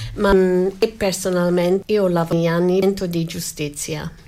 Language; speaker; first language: Italian; non-native, learner; English